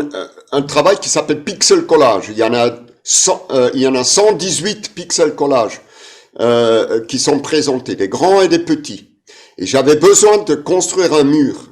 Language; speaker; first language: French; non-native, fluent; German